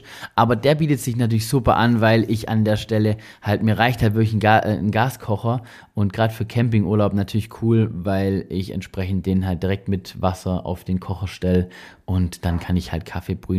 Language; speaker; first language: German; native; German